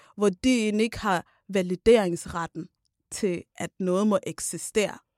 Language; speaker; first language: Danish; early bilingual, other home language; Kinyarwanda